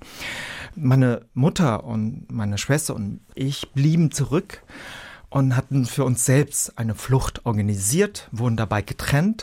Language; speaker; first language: German; early bilingual, other home language; Vietnamese